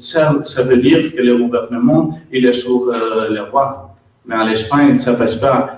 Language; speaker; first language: French; non-native, learner; Catalan